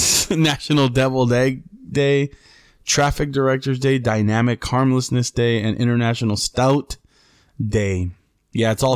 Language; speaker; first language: English; early bilingual, other home language; Spanish